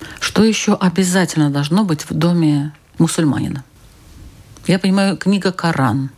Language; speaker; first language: Russian; native; Russian